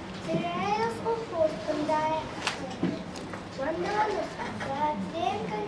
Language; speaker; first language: Spanish; non-native, learner; Cantonese